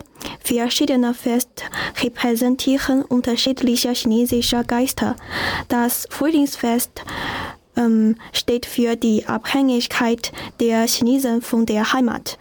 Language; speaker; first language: German; non-native, learner; Chinese